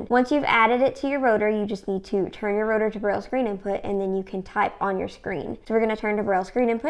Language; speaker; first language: English; native; English